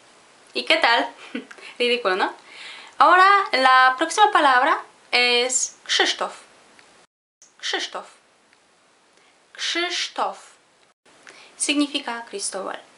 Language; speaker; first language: Spanish; non-native, fluent; Polish